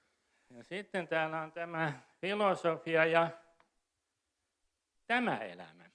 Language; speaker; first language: Finnish; native; Finnish